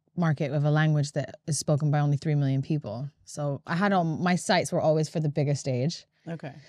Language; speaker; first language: English; non-native, fluent; Latvian